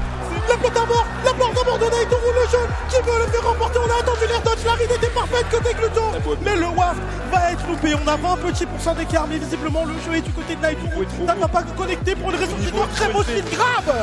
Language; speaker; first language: French; native; French